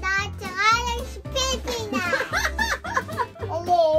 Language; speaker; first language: Filipino; non-native, learner; English